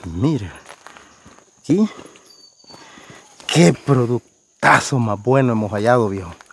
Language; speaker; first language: Spanish; native; Spanish